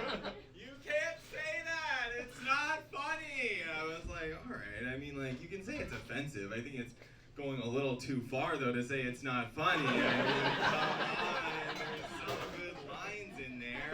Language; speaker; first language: English; native; English